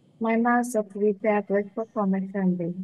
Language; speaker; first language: English; non-native, learner; Vietnamese